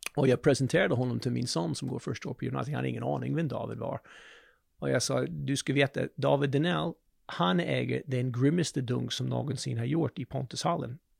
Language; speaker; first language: Swedish; non-native, fluent; English